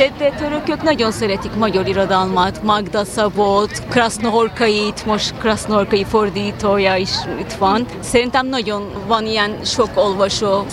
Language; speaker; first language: Hungarian; non-native, fluent; Turkish